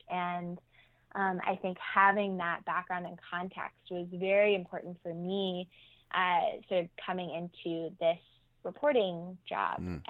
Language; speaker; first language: English; native; English